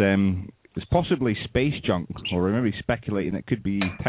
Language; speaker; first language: English; native; English